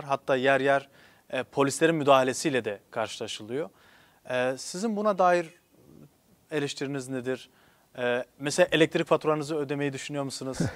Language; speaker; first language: Turkish; non-native, local second language; Kurdish